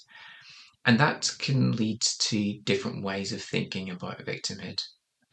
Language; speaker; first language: English; native; English